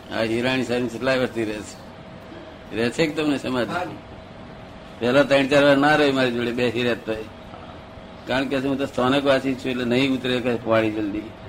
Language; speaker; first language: Gujarati; native; Gujarati